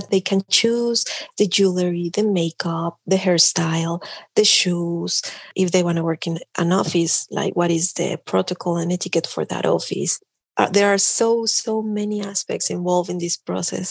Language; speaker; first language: English; non-native, fluent; Spanish